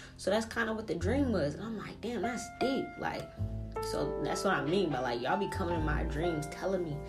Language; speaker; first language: English; early bilingual, other home language; Italian